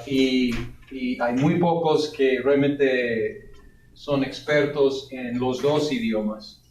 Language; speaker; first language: Spanish; non-native, fluent; English